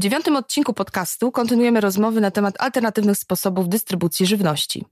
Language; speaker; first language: Polish; native; Polish